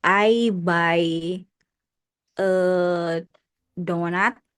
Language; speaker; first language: English; non-native, learner; Indonesian